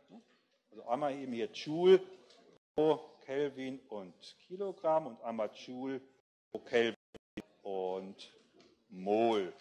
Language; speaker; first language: German; native; German